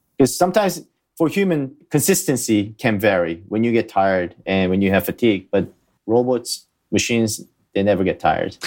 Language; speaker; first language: English; early bilingual, other home language; Korean